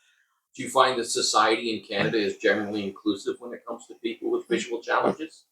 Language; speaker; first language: English; native; English